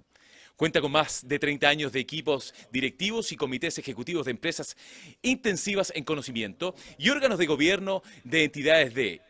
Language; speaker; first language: Spanish; native; Spanish